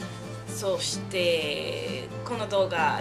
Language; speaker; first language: Japanese; non-native, learner; English